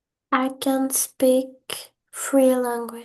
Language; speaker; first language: English; non-native, learner; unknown